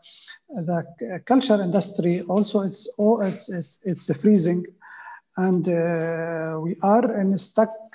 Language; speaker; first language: English; non-native, fluent; Arabic